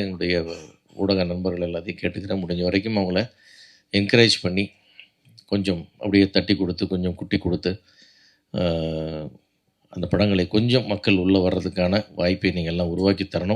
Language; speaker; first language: Tamil; native; Tamil